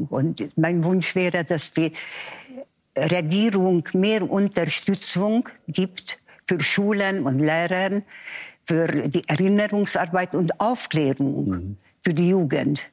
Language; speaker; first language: German; non-native, fluent; Hungarian